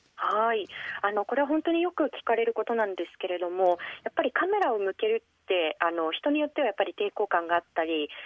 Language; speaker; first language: Japanese; native; Japanese